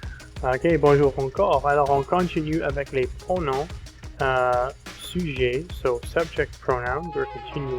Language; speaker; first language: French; non-native, fluent; English